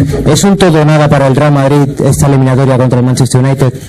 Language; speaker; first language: Spanish; native; Spanish